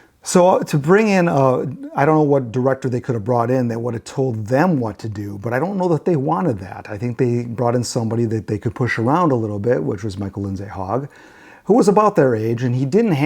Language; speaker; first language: English; native; English